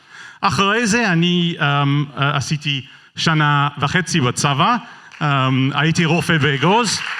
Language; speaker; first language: Hebrew; non-native, learner; English